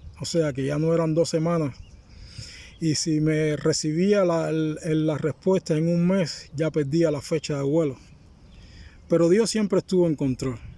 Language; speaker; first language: Spanish; native; Spanish